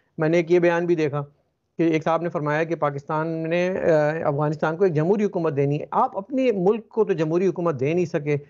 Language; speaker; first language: Urdu; native; Urdu